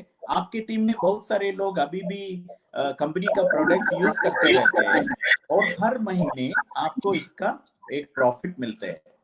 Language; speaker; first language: Hindi; non-native, fluent; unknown